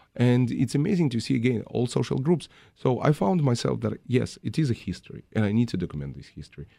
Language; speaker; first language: English; non-native, fluent; Russian